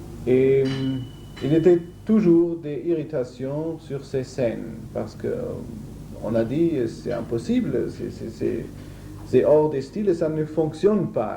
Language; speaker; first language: French; non-native, fluent; German